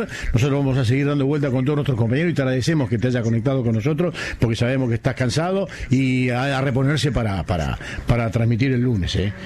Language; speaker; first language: Spanish; native; Spanish